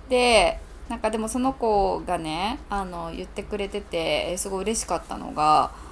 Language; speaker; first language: Japanese; native; Japanese